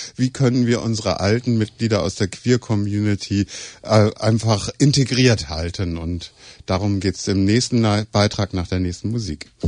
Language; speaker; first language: German; native; German